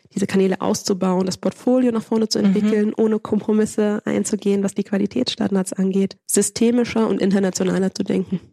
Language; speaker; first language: German; early bilingual, other home language; Spanish